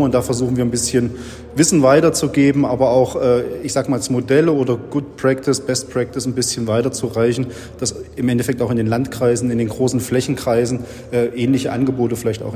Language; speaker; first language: German; native; German